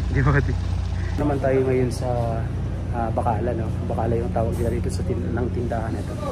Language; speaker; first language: Filipino; non-native, local second language; Waray